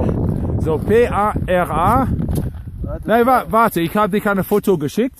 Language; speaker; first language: German; non-native, fluent; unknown